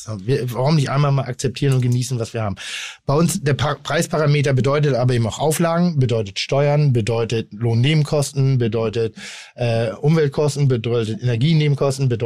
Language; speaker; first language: German; native; German